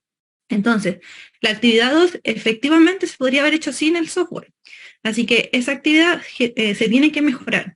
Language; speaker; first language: Spanish; native; Spanish